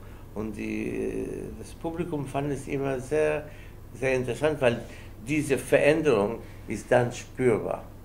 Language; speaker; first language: German; non-native, fluent; Spanish